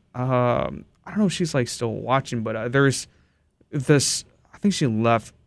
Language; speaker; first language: English; early bilingual, other home language; Japanese